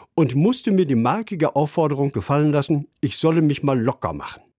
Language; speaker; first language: German; native; German